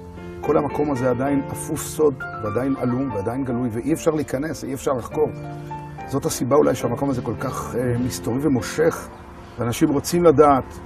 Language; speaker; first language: Hebrew; native; Hebrew